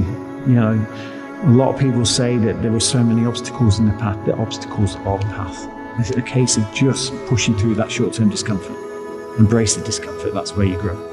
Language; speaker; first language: English; native; English